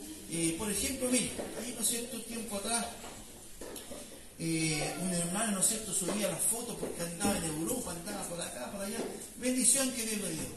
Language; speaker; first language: Spanish; native; Spanish